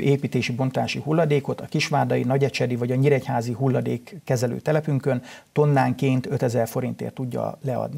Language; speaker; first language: Hungarian; native; Hungarian